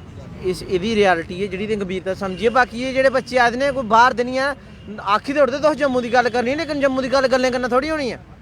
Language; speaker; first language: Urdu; non-native, local second language; Dogri